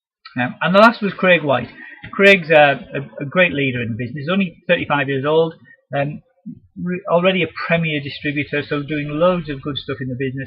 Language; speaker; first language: English; native; English